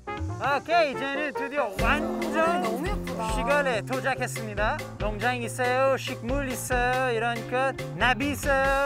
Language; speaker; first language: Korean; non-native, learner; English